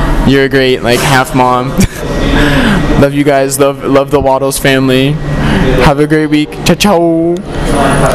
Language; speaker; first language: English; native; English